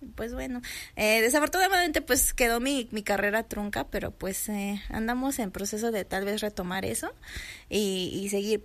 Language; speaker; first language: Spanish; early bilingual, heritage; Spanish